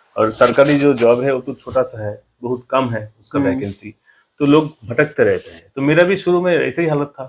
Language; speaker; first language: Hindi; non-native, local second language; Bangla